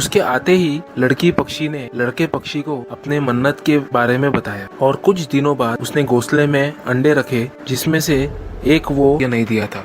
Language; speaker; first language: Hindi; non-native, local second language; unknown